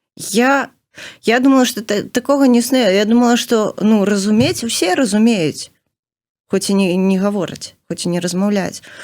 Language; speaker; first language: Belarusian; native; Belarusian